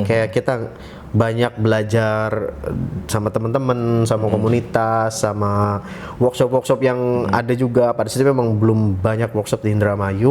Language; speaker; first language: Indonesian; native; Indonesian